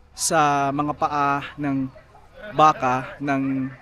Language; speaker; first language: Filipino; native; Filipino